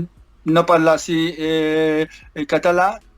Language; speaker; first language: Catalan; non-native, learner; Polish